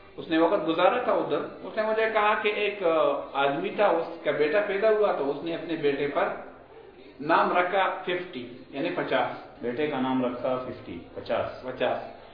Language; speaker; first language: Urdu; non-native, local second language; Pashto